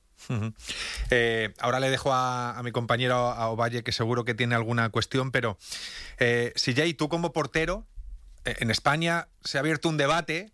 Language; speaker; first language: Spanish; native; Spanish